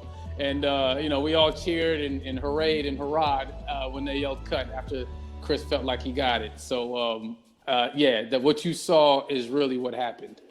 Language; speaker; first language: English; native; English